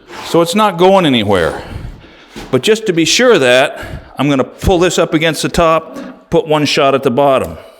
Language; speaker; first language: English; native; English